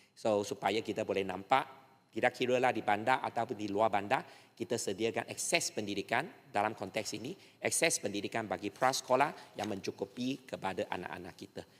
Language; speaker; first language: Malay; native; Malay